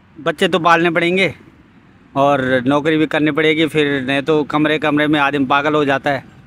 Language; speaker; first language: Hindi; native; Hindi